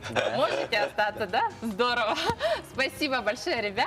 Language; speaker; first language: Russian; native; Russian